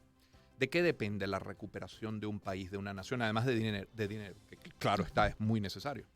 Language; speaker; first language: Spanish; native; Spanish